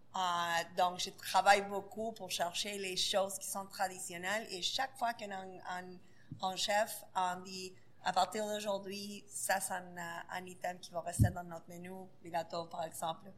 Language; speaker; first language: French; non-native, fluent; Spanish